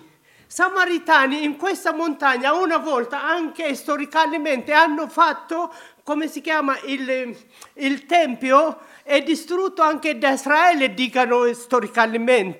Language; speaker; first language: Italian; non-native, learner; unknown